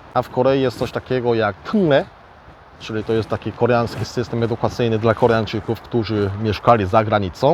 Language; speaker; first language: Polish; early bilingual, other home language; Korean